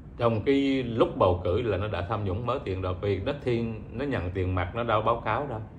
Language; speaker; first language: Vietnamese; native; Vietnamese